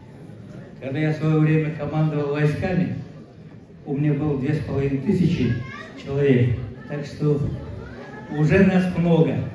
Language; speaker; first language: Russian; non-native, local second language; Uyghur